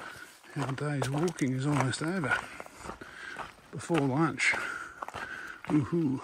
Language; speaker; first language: English; native; English